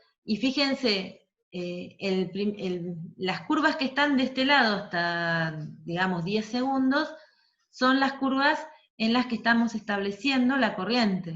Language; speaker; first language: Spanish; native; Spanish